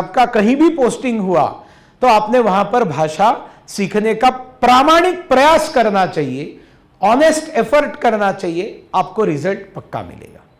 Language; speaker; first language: Hindi; non-native, local second language; Marathi